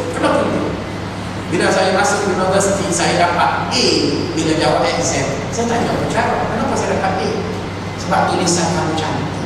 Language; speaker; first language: Malay; native; Malay